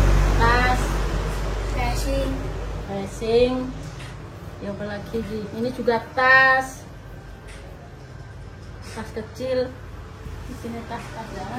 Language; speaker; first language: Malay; non-native, local second language; Javanese